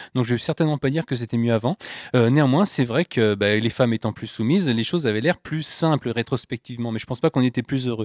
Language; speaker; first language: French; native; French